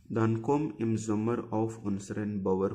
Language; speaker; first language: German; non-native, fluent; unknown